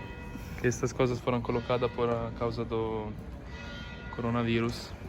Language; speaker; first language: Portuguese; non-native, learner; Italian